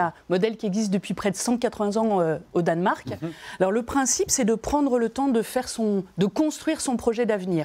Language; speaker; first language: French; native; French